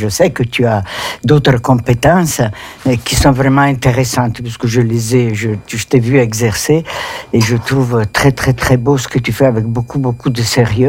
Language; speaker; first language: French; native; French